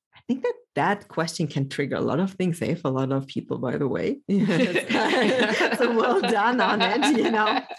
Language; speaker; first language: English; early bilingual, other home language; Polish